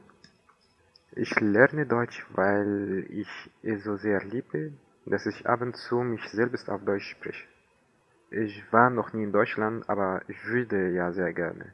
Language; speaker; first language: German; non-native, learner; Arabic